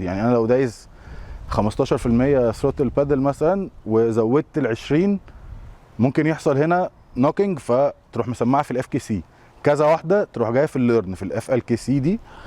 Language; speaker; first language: Arabic; native; Arabic